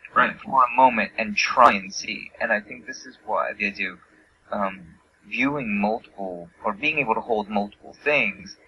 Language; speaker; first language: English; native; English